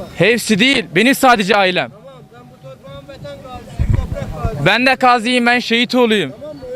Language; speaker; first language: Turkish; non-native, fluent; Arabic